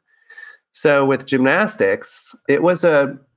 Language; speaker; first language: English; native; English